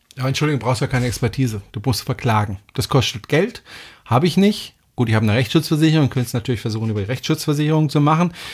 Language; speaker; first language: German; non-native, fluent; French